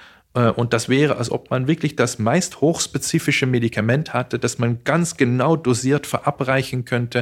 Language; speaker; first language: German; non-native, fluent; Dutch